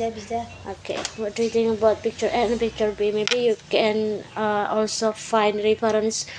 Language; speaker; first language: English; non-native, learner; Indonesian